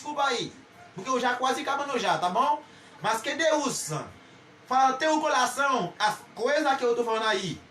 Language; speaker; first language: Portuguese; non-native, learner; Haitian Creole